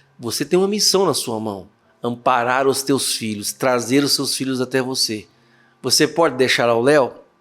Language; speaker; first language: Portuguese; native; Portuguese